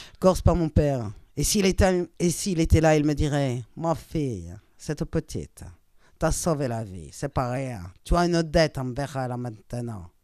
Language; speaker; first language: French; native; French